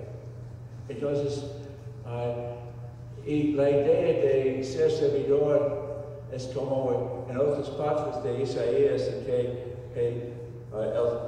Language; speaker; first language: Spanish; non-native, fluent; English